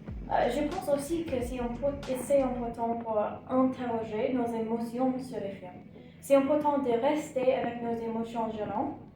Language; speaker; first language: French; non-native, learner; English